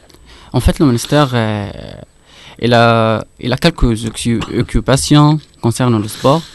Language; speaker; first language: French; non-native, fluent; Arabic